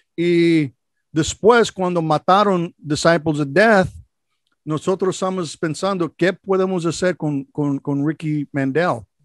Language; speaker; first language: Spanish; non-native, learner; English